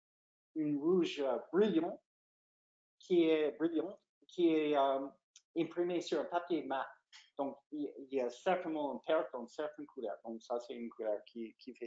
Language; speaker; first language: French; non-native, fluent; English